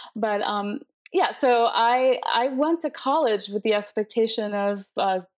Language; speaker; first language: English; early bilingual, other home language; Spanish